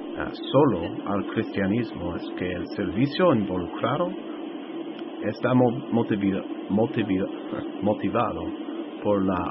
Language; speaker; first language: Spanish; non-native, fluent; English